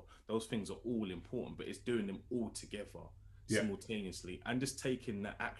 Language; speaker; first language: English; native; English